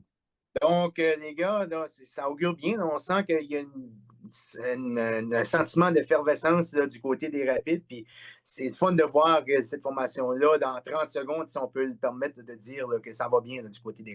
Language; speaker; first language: French; native; French